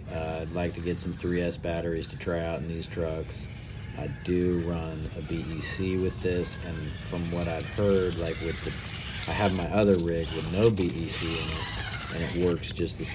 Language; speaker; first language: English; native; English